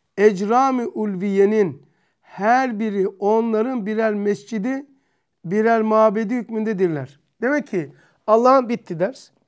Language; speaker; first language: Turkish; native; Turkish